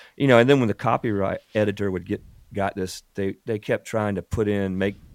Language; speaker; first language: English; native; English